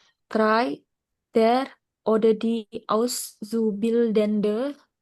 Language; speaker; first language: German; non-native, learner; Indonesian